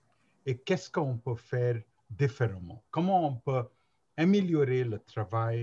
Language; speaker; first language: French; non-native, learner; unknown